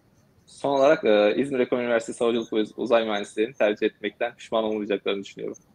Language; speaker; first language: Turkish; native; Turkish